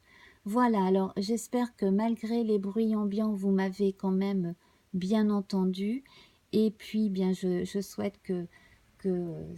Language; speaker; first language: French; native; French